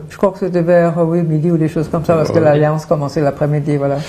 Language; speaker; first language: French; non-native, fluent; German